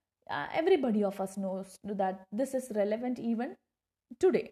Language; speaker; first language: English; non-native, local second language; Malayalam